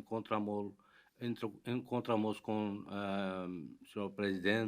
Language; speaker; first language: Portuguese; non-native, fluent; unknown